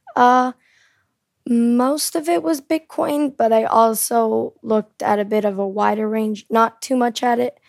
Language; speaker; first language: English; early bilingual, heritage; Korean